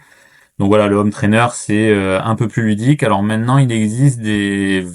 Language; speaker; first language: French; native; French